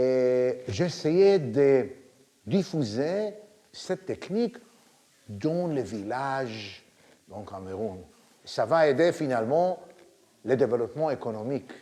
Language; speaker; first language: French; non-native, learner; Hebrew